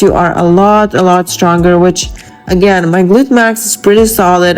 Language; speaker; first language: English; non-native, fluent; Lithuanian